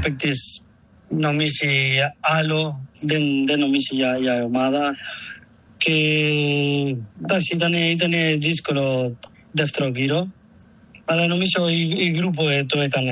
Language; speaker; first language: Greek; non-native, learner; Spanish